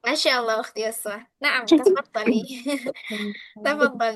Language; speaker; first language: Arabic; non-native, fluent; Indonesian